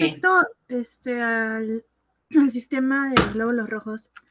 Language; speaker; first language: Spanish; native; Spanish